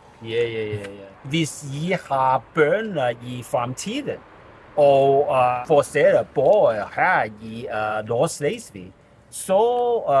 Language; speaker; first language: Danish; non-native, learner; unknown